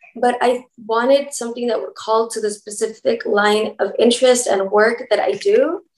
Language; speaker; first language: English; early bilingual, other home language; Spanish